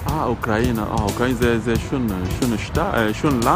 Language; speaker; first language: German; non-native, learner; Lingala